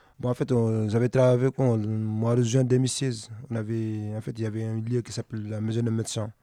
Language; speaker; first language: French; non-native, local second language; Wolof